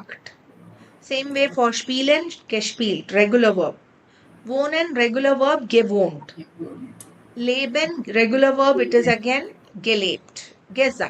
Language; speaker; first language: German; non-native, fluent; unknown